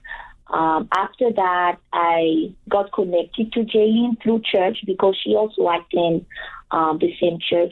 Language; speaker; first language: English; non-native, fluent; French